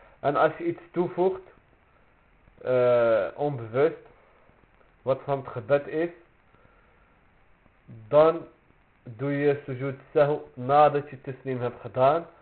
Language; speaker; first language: Dutch; early bilingual, other home language; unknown